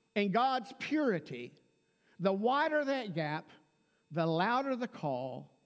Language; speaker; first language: English; native; English